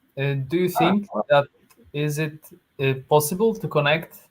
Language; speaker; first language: English; non-native, fluent; Polish